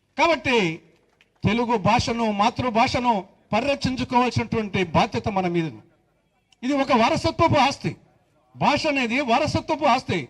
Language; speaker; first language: Telugu; native; Telugu